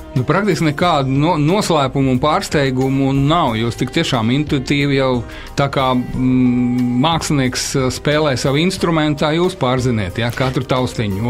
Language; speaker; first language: Latvian; native; Latvian